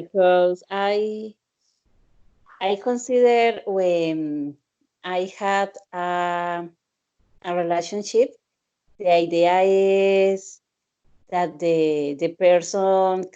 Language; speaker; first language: English; non-native, learner; Spanish